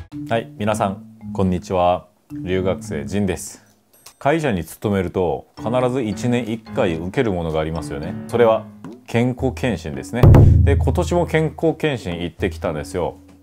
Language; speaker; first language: Japanese; non-native, fluent; Korean